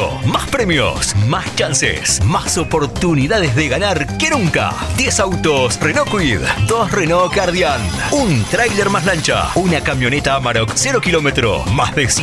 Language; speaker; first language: Spanish; native; Spanish